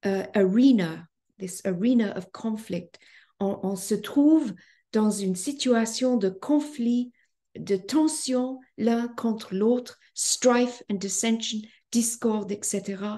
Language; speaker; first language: French; non-native, fluent; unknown